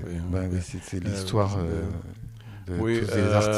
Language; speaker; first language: French; native; French